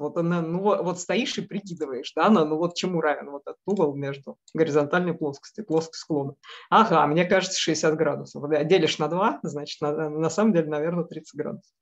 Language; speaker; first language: Russian; native; Russian